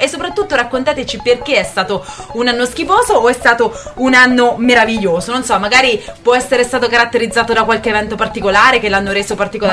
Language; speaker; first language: Italian; native; Italian